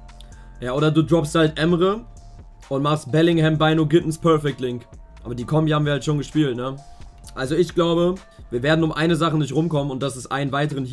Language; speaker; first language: German; native; German